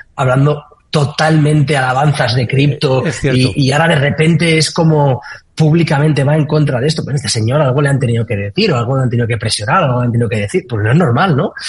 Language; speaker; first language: Spanish; native; Spanish